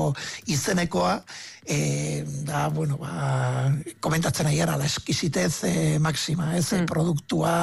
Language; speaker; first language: Basque; native; Basque